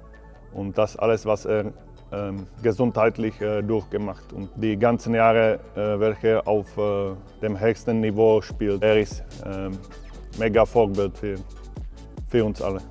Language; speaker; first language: German; non-native, fluent; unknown